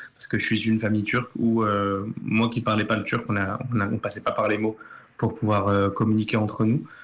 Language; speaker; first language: French; early bilingual, other home language; Turkish